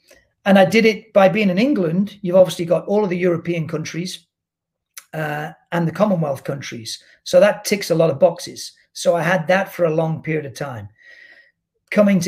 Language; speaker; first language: English; native; English